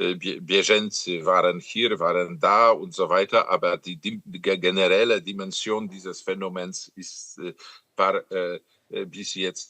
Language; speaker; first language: German; non-native, fluent; Polish